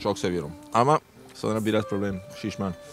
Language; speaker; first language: Turkish; non-native, learner; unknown